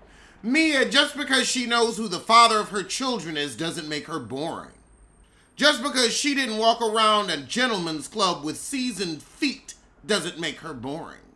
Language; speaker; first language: English; native; English